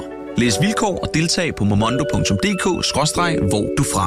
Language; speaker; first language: Danish; native; Danish